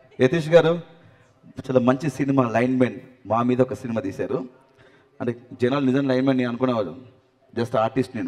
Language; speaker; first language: Telugu; native; Telugu